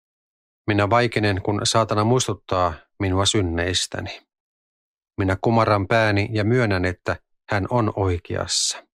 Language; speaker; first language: Finnish; native; Finnish